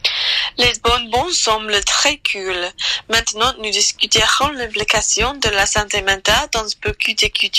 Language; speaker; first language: French; non-native, learner; English